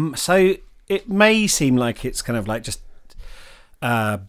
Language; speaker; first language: English; native; English